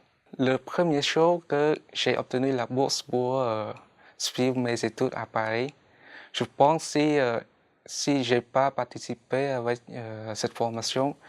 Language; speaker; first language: French; non-native, fluent; Khmer